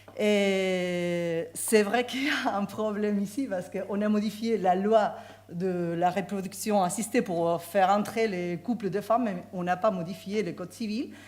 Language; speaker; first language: French; non-native, fluent; Spanish